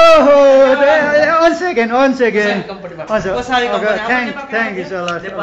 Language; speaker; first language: English; non-native, learner; Nepali